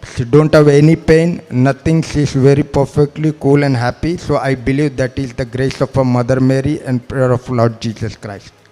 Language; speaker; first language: English; non-native, local second language; Malayalam